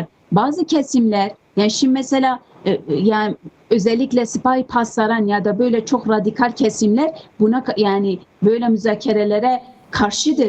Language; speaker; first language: Turkish; non-native, fluent; Kurdish